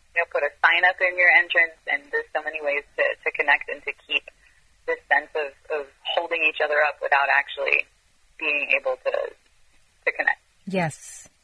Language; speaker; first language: English; non-native, fluent; Hebrew